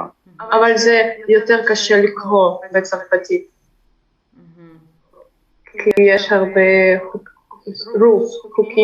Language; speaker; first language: Hebrew; non-native, learner; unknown